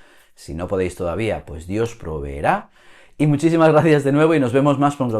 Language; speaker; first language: Spanish; native; Spanish